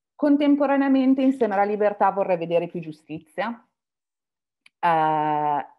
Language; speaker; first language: Italian; native; Italian